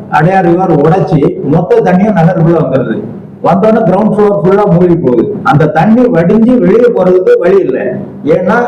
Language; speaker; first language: Tamil; native; Tamil